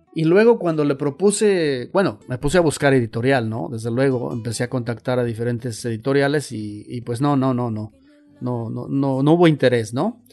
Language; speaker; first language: Spanish; native; Spanish